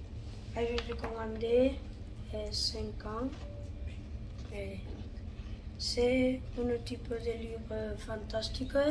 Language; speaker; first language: French; non-native, learner; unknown